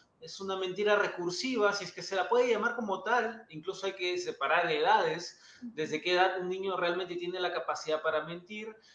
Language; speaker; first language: Spanish; native; Spanish